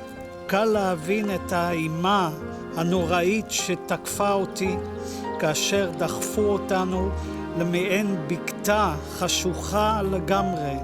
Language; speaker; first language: Hebrew; non-native, fluent; Dutch